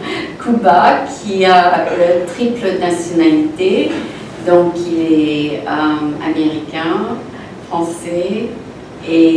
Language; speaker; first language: French; non-native, fluent; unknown